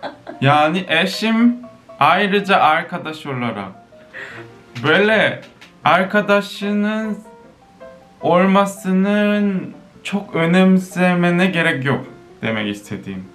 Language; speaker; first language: Turkish; non-native, fluent; Korean